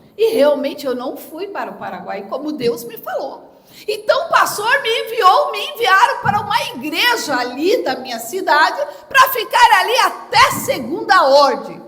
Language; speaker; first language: Portuguese; native; Portuguese